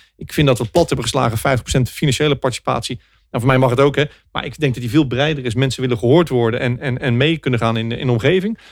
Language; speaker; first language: Dutch; native; Dutch